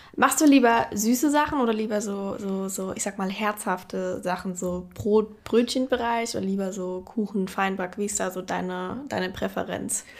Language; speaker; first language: German; native; German